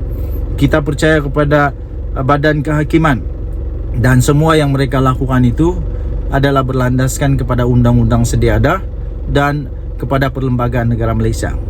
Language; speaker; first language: Malay; native; Malay